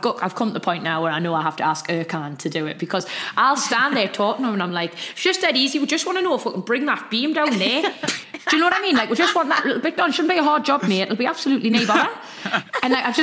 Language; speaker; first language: English; native; English